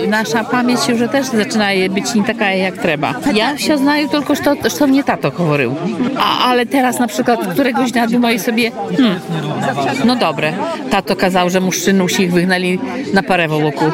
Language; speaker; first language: Polish; non-native, local second language; Belarusian